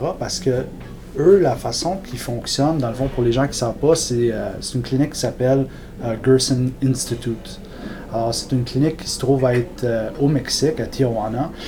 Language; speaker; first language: French; non-native, local second language; English